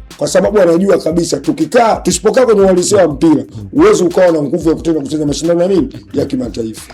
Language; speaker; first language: Swahili; native; Swahili